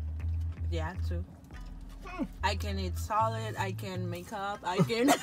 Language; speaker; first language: English; non-native, learner; Spanish